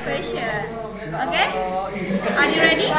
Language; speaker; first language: English; non-native, learner; Indonesian